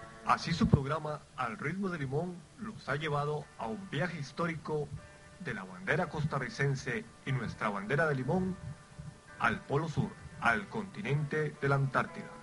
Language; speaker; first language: Spanish; native; Spanish